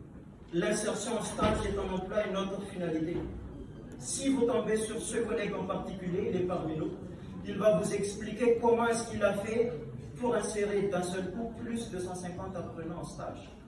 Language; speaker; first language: French; non-native, local second language; Malagasy